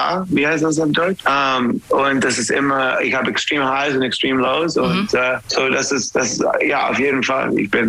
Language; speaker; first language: German; non-native, fluent; English